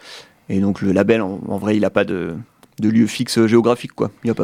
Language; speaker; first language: French; native; French